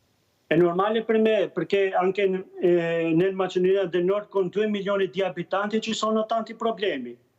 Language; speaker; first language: Italian; non-native, learner; Albanian